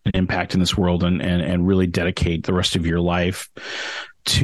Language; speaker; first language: English; native; English